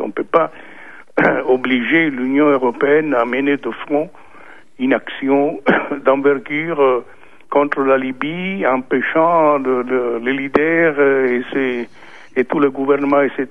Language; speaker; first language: French; non-native, fluent; Italian